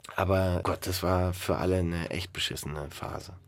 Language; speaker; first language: German; native; German